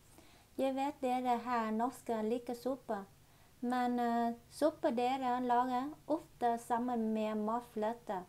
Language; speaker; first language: Norwegian; non-native, learner; Vietnamese